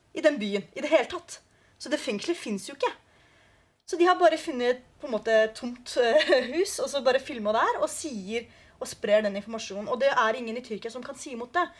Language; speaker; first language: Norwegian; early bilingual, other home language; Kurdish